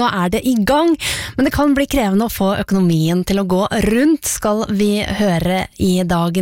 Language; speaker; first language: Norwegian; native; Norwegian